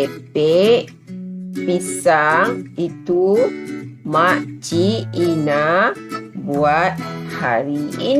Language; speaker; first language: Malay; native; Malay